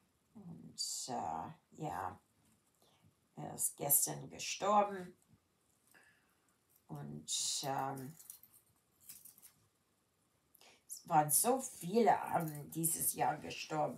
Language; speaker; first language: German; early bilingual, heritage; German